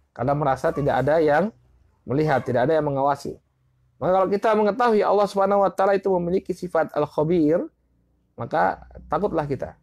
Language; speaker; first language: Indonesian; native; Indonesian